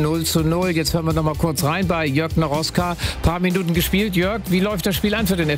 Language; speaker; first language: German; native; German